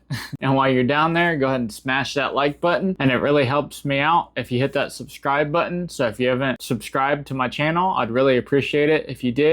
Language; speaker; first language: English; native; English